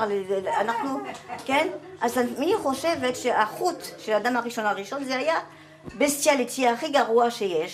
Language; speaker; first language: Hebrew; non-native, fluent; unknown